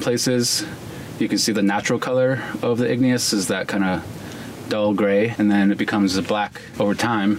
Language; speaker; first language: English; native; English